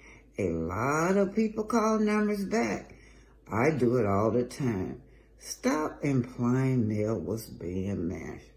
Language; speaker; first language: English; native; English